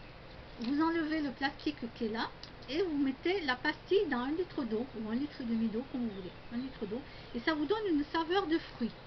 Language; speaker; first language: French; native; French